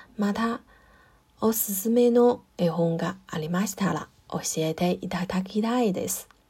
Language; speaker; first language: Japanese; non-native, fluent; Chinese